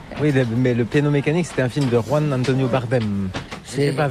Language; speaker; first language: French; native; French